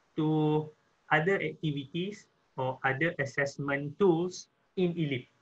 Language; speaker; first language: English; non-native, local second language; Malay